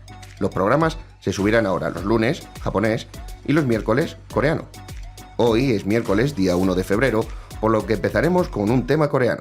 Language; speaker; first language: Spanish; native; Spanish